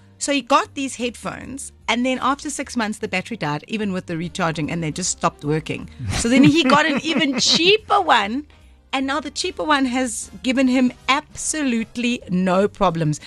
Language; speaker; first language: English; non-native, local second language; Afrikaans